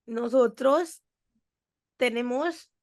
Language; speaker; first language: Spanish; non-native, fluent; Hindi